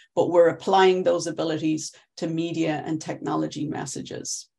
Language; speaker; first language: English; native; English